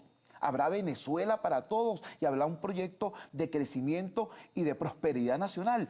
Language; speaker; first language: Spanish; native; Spanish